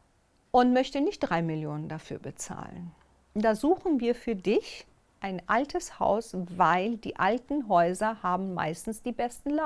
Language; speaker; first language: German; non-native, fluent; Persian